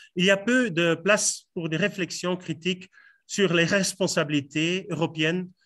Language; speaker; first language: French; non-native, fluent; Dutch